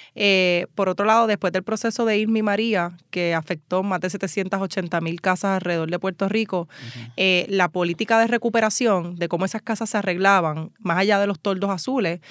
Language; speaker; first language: Spanish; native; Spanish